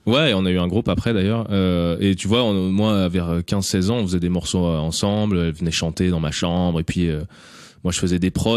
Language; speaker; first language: French; native; French